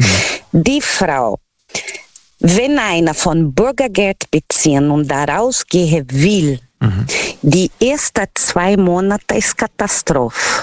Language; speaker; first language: German; non-native, learner; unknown